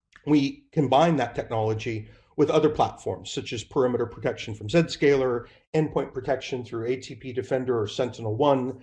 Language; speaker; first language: English; native; English